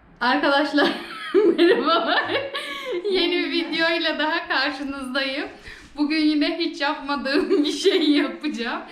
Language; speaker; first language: Turkish; native; Turkish